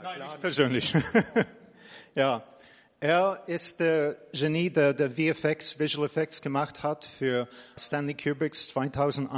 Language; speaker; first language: German; non-native, fluent; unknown